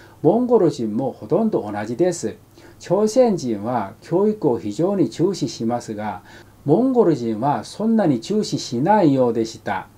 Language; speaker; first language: Japanese; non-native, fluent; Korean